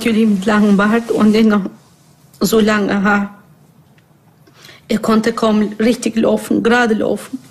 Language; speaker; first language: German; non-native, learner; Turkish